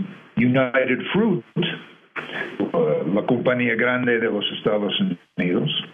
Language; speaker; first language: Spanish; non-native, fluent; English